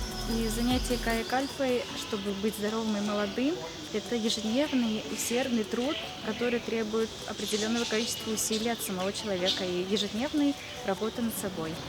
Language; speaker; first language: Russian; native; Russian